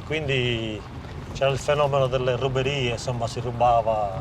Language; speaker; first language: Italian; native; Italian